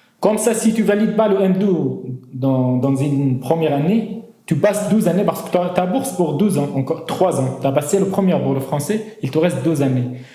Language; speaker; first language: French; non-native, fluent; Arabic